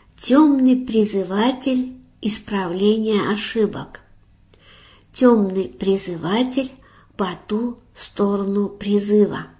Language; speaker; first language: Russian; native; Russian